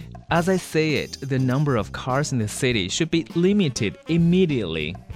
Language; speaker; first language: English; non-native, fluent; Chinese